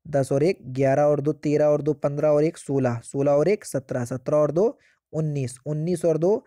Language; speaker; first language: Hindi; native; Hindi